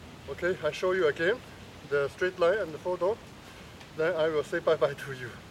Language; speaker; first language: English; non-native, learner; Chinese